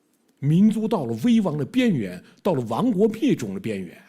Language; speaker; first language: Chinese; native; Chinese